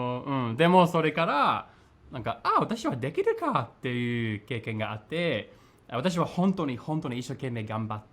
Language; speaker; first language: Japanese; non-native, fluent; English